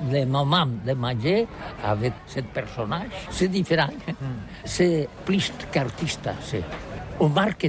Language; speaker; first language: French; non-native, learner; Catalan